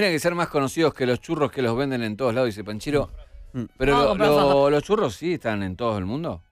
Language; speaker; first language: Spanish; native; Spanish